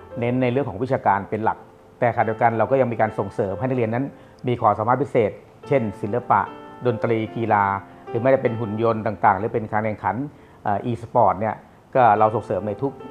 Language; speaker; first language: Thai; native; Thai